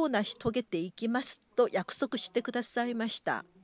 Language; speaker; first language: Japanese; non-native, fluent; Korean